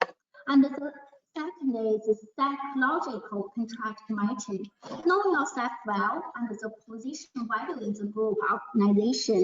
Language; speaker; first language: English; non-native, learner; Chinese